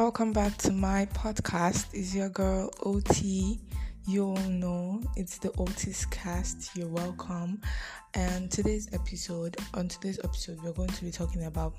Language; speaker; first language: English; non-native, local second language; Bini